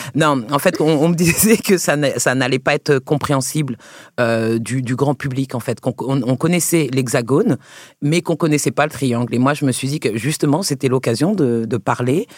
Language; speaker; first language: French; native; French